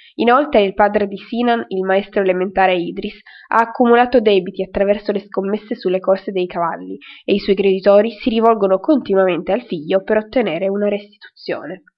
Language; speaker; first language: Italian; native; Italian